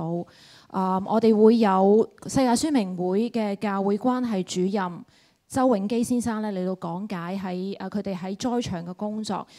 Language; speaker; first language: Cantonese; native; Cantonese